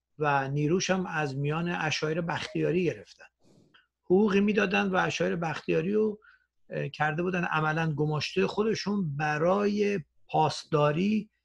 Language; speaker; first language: Persian; native; Persian